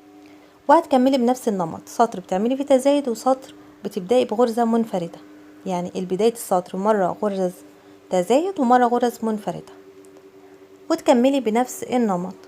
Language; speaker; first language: Arabic; native; Arabic